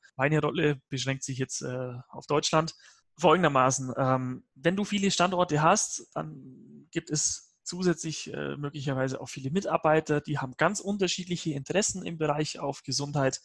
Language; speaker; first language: German; native; German